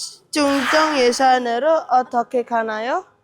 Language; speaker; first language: Korean; non-native, learner; Indonesian